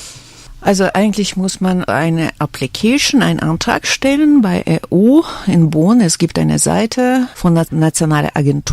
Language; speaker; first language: German; non-native, fluent; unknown